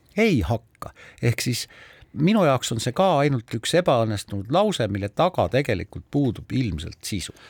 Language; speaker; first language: Estonian; native; Estonian